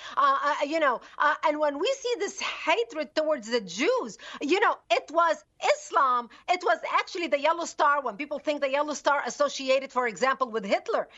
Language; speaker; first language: English; non-native, fluent; Arabic